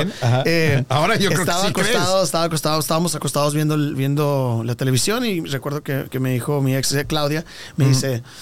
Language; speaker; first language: Spanish; early bilingual, heritage; Spanish